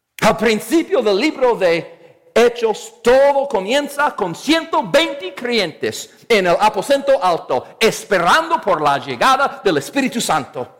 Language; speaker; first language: Spanish; non-native, fluent; English